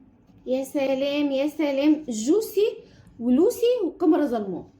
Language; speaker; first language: Arabic; native; Arabic